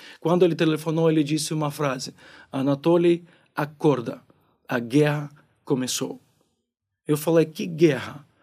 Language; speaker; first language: Portuguese; non-native, fluent; Ukrainian